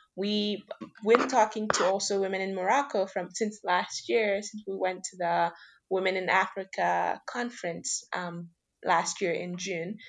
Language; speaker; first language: English; non-native, fluent; French